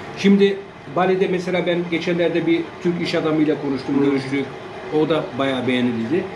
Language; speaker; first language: Turkish; native; Turkish